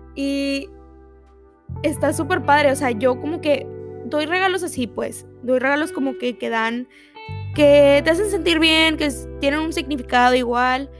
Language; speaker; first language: Spanish; early bilingual, heritage; Spanish